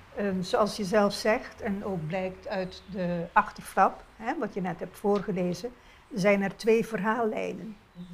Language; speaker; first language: Dutch; non-native, local second language; Papiamento